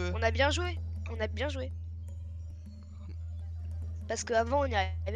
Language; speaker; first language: French; native; French